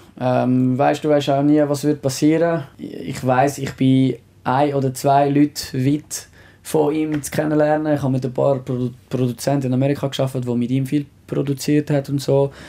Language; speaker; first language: German; non-native, local second language; French